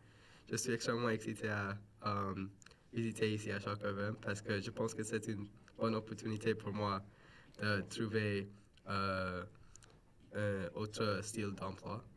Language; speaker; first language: French; non-native, local second language; English